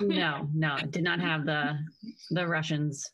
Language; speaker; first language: English; native; English